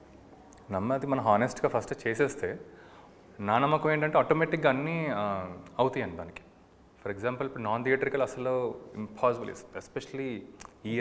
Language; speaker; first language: Telugu; native; Telugu